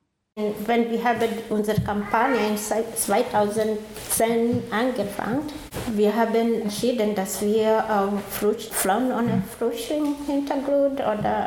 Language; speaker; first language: German; non-native, learner; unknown